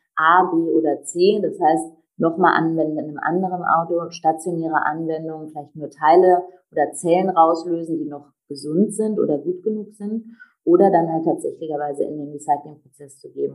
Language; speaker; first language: German; native; German